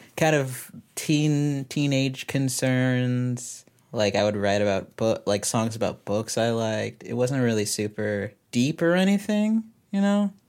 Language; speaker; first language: English; native; English